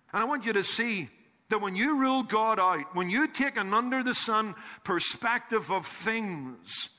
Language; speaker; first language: English; native; English